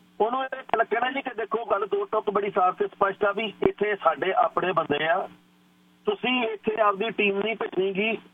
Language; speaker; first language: Punjabi; native; Punjabi